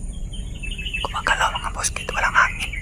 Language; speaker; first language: Filipino; non-native, local second language; Cebuano